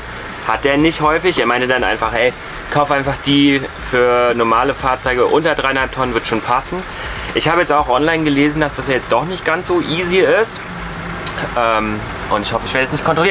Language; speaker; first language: German; native; German